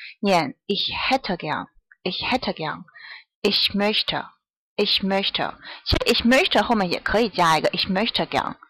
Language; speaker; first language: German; non-native, fluent; Chinese